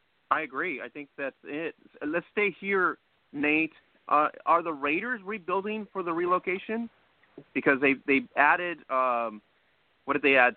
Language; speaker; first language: English; early bilingual, other home language; Spanish